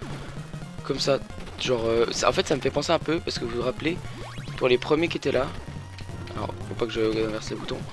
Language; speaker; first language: French; native; French